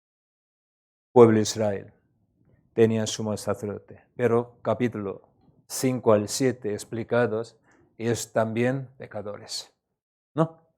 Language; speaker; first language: Spanish; non-native, learner; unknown